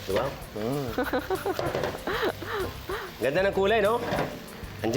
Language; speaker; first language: Filipino; native; Filipino